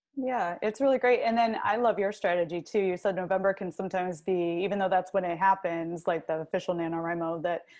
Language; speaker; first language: English; native; English